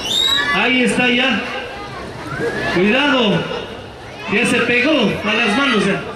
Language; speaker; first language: Spanish; native; Spanish